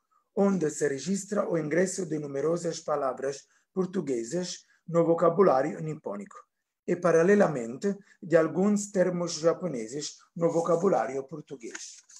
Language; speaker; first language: Portuguese; non-native, fluent; Italian